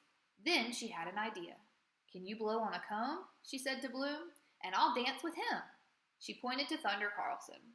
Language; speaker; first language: English; native; English